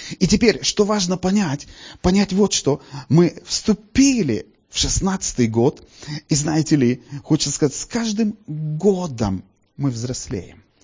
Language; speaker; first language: Russian; native; Russian